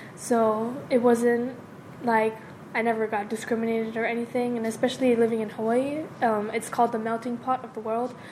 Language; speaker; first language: English; early bilingual, other home language; Japanese